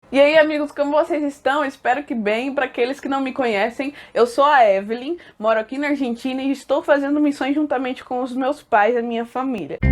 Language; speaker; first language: Portuguese; early bilingual, heritage; Portuguese